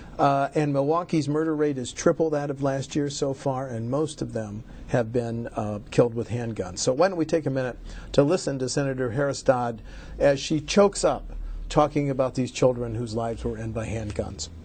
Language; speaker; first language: English; native; English